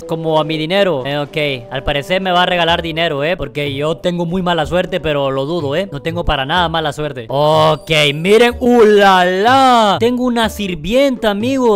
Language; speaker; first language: Spanish; native; Spanish